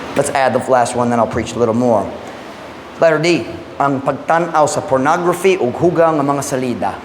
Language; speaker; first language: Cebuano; non-native, fluent; English